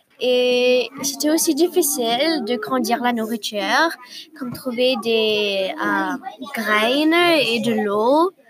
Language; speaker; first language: French; non-native, learner; English